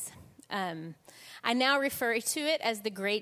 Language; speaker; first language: English; native; English